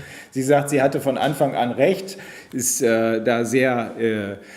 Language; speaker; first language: German; native; German